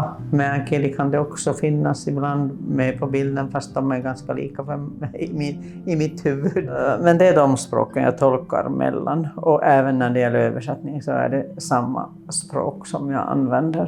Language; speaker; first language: Swedish; non-native, local second language; Finnish